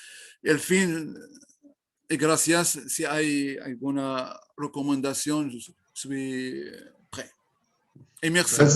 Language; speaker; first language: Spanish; non-native, learner; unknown